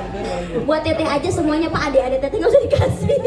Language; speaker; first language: Indonesian; native; Indonesian